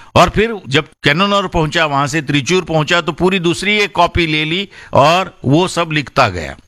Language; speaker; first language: Hindi; non-native, local second language; Marathi